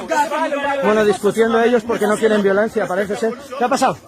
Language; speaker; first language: Spanish; native; Spanish